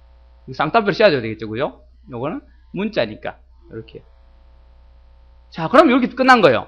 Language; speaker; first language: Korean; native; Korean